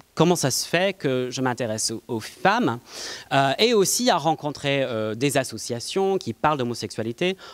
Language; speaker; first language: French; non-native, fluent; English